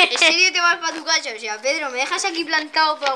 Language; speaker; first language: Spanish; native; Spanish